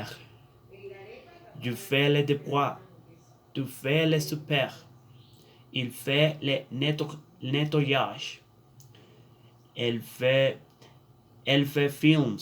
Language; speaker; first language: French; non-native, learner; Spanish